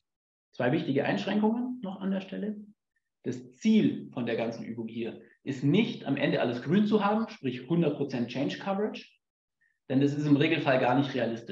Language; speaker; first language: German; native; German